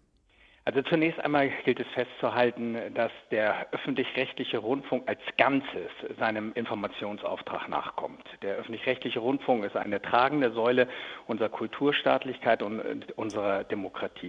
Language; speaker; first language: German; native; German